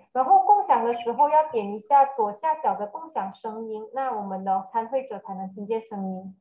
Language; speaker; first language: Chinese; native; Chinese